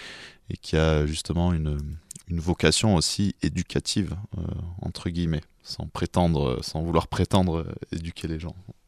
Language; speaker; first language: French; native; French